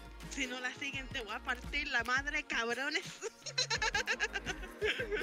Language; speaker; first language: Spanish; native; Spanish